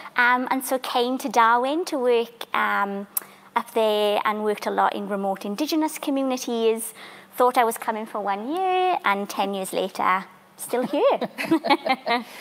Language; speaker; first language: English; native; English